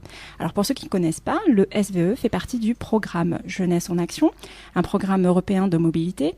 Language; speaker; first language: French; native; French